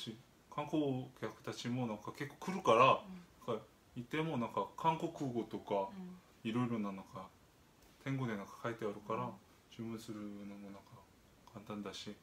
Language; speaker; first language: Japanese; non-native, fluent; Korean